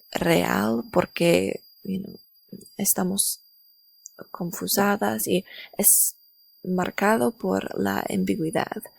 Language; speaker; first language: Spanish; non-native, learner; English